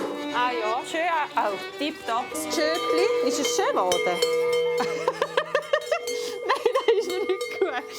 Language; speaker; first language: German; native; German